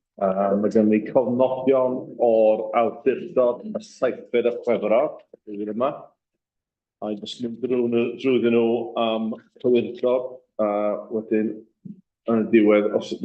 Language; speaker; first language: Welsh; native; Welsh